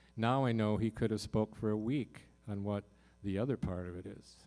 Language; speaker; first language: English; native; English